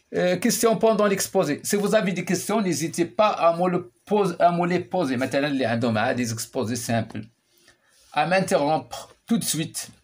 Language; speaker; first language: French; non-native, local second language; Arabic